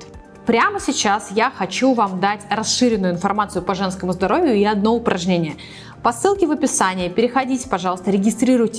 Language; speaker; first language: Russian; native; Russian